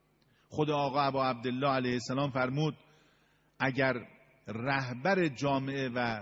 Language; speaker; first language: Persian; native; Persian